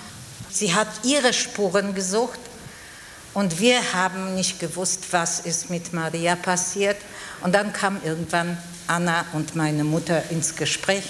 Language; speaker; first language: German; non-native, fluent; Polish